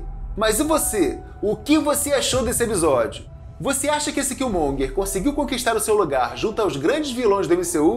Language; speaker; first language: Portuguese; native; Portuguese